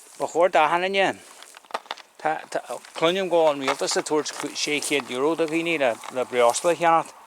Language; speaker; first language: Irish; native; Irish